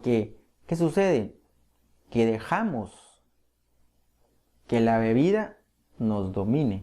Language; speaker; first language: Spanish; native; Spanish